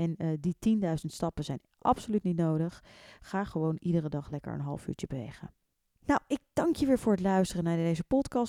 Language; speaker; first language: Dutch; native; Dutch